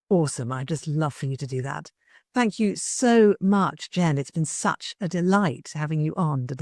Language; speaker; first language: English; native; English